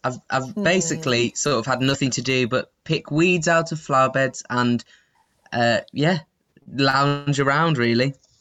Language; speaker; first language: English; native; English